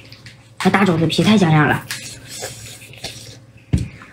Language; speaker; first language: Chinese; native; Chinese